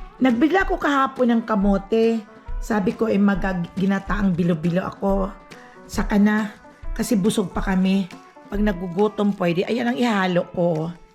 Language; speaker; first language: Filipino; non-native, local second language; Cebuano